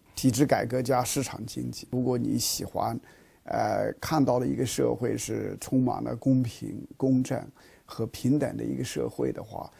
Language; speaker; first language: Chinese; native; Chinese